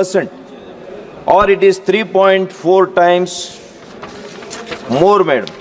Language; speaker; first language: English; non-native, local second language; Kannada